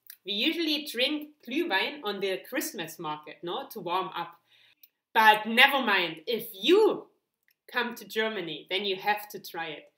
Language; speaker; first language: English; non-native, fluent; German